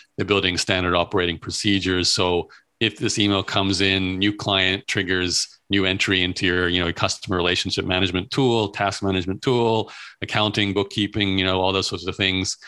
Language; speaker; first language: English; native; English